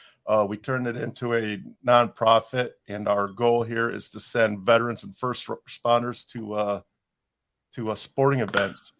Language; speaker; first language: English; native; English